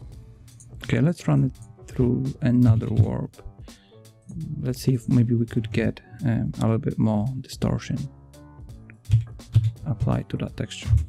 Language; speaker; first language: English; non-native, fluent; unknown